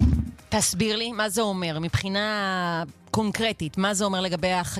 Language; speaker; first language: Hebrew; native; Hebrew